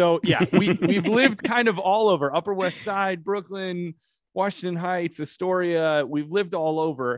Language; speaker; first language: English; native; English